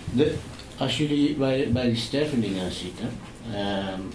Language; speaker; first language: Dutch; native; Dutch